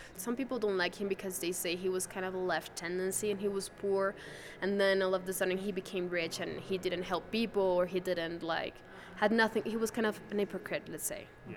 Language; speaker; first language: English; non-native, fluent; Spanish